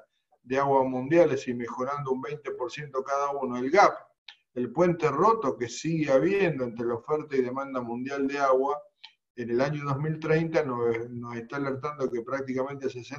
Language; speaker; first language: Spanish; native; Spanish